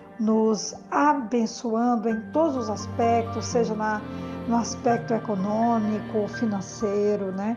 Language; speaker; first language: Portuguese; native; Portuguese